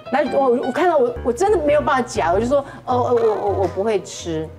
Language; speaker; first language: Chinese; native; Chinese